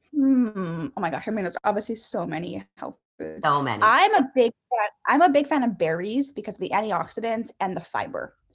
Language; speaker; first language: English; native; English